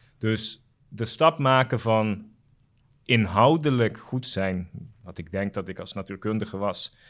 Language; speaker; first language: Dutch; non-native, local second language; Papiamento